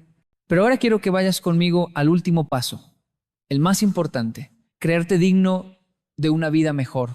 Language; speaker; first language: Spanish; native; Spanish